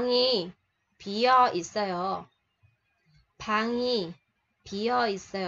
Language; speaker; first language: Korean; non-native, fluent; Vietnamese